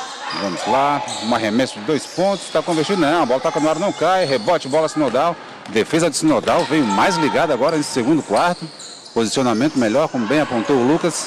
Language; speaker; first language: Portuguese; native; Portuguese